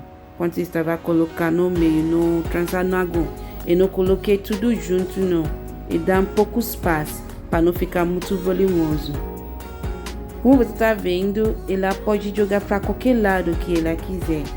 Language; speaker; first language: Portuguese; non-native, learner; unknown